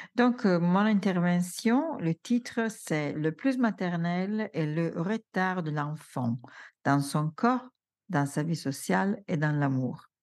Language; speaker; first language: French; non-native, fluent; Italian